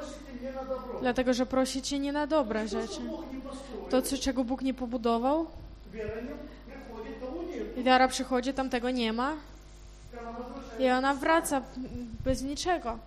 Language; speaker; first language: Polish; non-native, fluent; Ukrainian